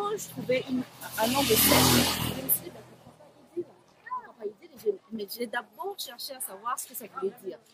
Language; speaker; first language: French; non-native, local second language; Sango